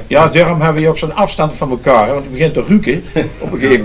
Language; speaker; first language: Dutch; native; Dutch